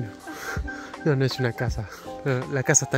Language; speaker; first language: Spanish; native; Spanish